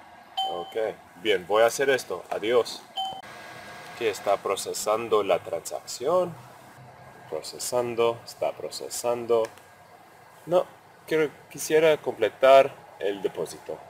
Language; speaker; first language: Spanish; non-native, fluent; English